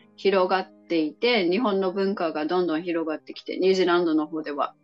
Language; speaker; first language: Japanese; non-native, fluent; English